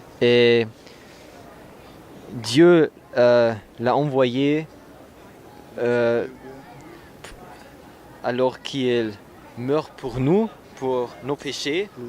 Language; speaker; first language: French; non-native, learner; German